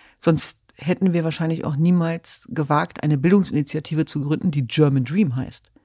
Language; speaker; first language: German; early bilingual, other home language; Kurdish